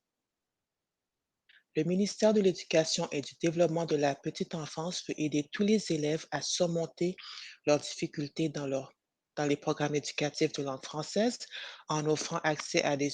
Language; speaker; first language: French; native; French